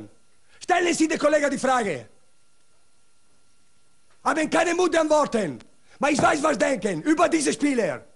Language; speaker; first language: German; non-native, learner; Italian